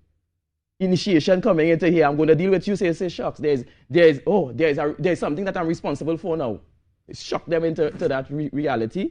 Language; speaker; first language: English; native; English